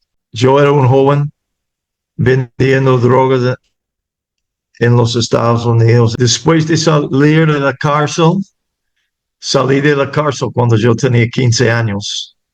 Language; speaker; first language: Spanish; non-native, fluent; English